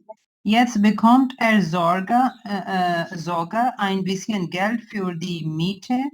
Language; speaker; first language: German; non-native, learner; Urdu